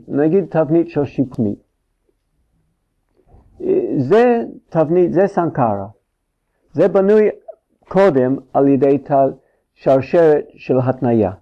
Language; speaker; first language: Hebrew; non-native, fluent; English